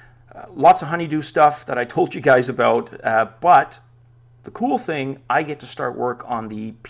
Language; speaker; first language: English; native; English